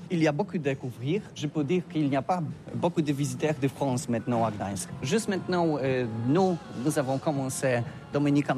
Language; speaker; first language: French; non-native, learner; Polish